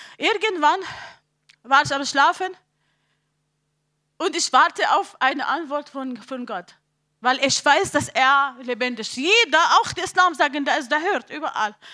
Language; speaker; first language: German; non-native, learner; Arabic